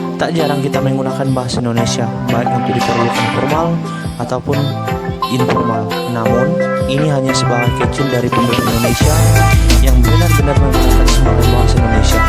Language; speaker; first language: Indonesian; non-native, local second language; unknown